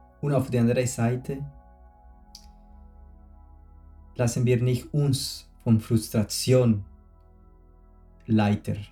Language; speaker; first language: German; non-native, fluent; Spanish